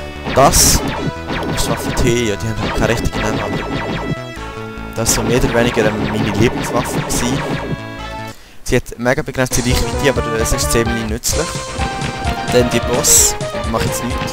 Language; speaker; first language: German; native; German